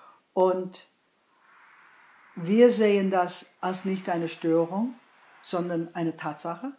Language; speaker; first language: German; non-native, fluent; English